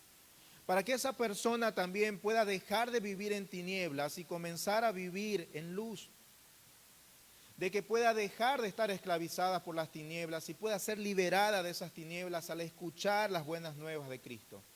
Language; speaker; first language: Spanish; native; Spanish